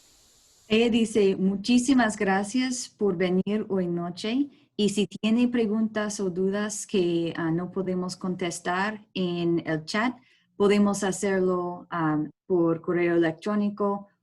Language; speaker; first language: Spanish; non-native, learner; English